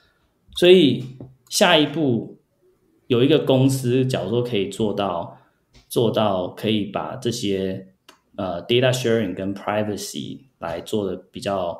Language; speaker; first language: Chinese; early bilingual, heritage; Chinese